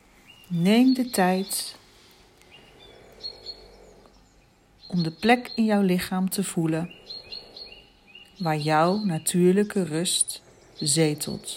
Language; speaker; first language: Dutch; native; Dutch